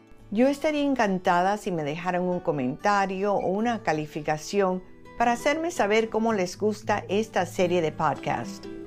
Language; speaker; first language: Spanish; early bilingual, heritage; Spanish